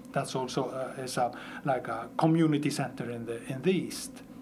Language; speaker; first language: English; non-native, fluent; Icelandic